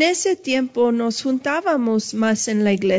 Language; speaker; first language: Spanish; early bilingual, heritage; Spanish